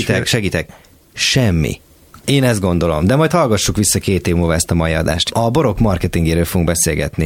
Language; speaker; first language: Hungarian; native; Hungarian